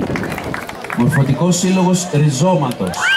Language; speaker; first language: Greek; native; Greek